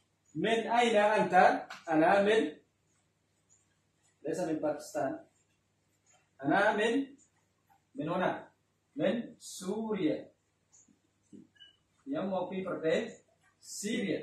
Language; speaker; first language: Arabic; non-native, fluent; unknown